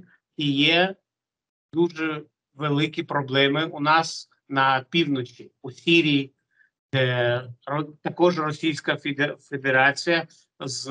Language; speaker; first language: Ukrainian; non-native, local second language; Russian